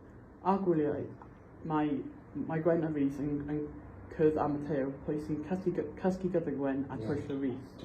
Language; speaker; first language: Welsh; non-native, local second language; English